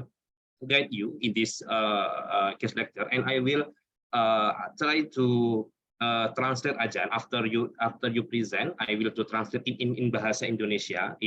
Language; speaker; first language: English; non-native, learner; Indonesian